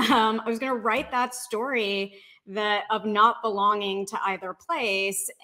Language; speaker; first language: English; native; English